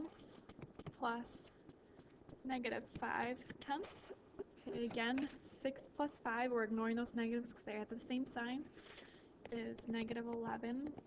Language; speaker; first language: English; native; English